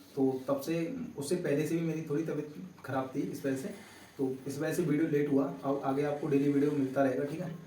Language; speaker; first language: Hindi; native; Hindi